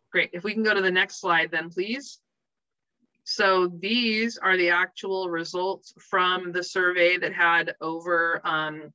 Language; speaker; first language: English; native; English